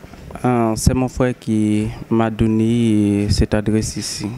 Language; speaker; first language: French; non-native, local second language; Haitian Creole